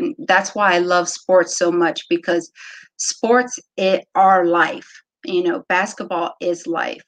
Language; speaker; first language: English; native; English